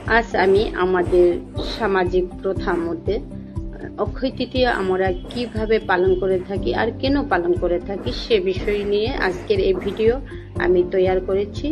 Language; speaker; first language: Bangla; non-native, local second language; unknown